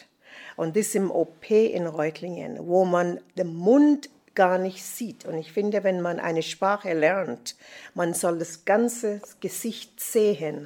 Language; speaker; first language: German; non-native, fluent; English